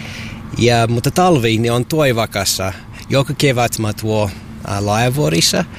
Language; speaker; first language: Finnish; non-native, learner; English